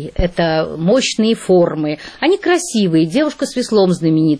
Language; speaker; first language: Russian; native; Russian